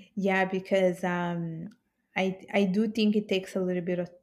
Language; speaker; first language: English; early bilingual, heritage; Italian